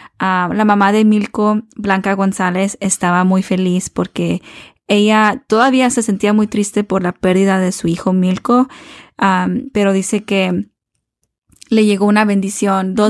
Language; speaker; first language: Spanish; early bilingual, heritage; Spanish